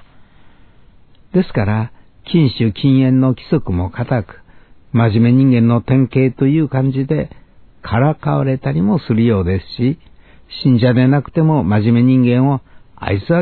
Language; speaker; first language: Japanese; native; Japanese